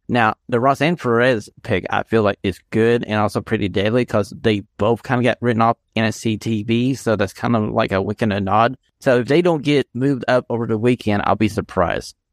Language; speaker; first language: English; native; English